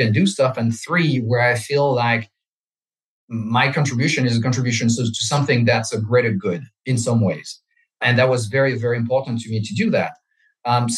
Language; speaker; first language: English; non-native, fluent; French